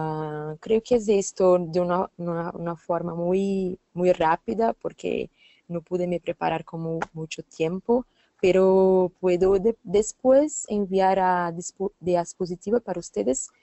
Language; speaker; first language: Spanish; non-native, learner; Portuguese